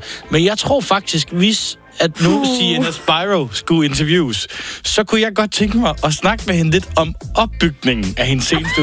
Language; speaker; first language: Danish; native; Danish